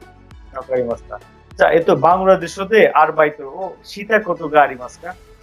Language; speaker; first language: Japanese; non-native, fluent; Bangla